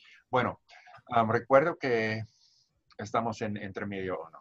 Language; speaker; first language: Spanish; non-native, learner; English